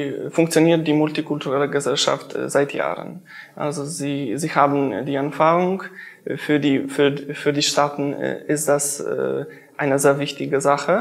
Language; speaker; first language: German; non-native, fluent; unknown